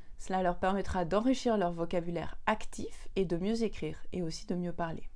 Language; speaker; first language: French; native; French